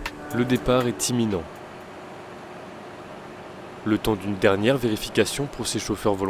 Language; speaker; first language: French; native; French